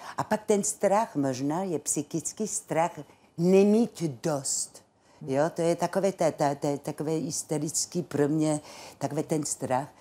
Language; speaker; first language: Czech; non-native, fluent; French